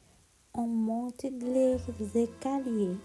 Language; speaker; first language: French; non-native, learner; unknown